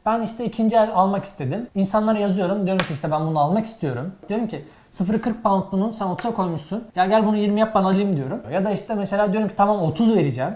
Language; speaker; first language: Turkish; native; Turkish